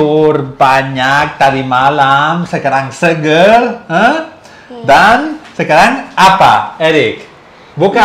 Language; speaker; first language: Indonesian; non-native, learner; Spanish